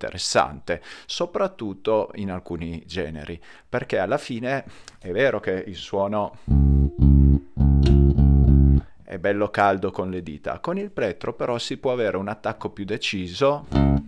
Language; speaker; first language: Italian; native; Italian